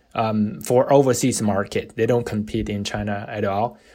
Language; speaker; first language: English; non-native, fluent; Chinese